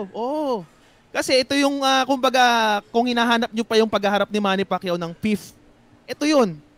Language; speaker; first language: Filipino; native; Filipino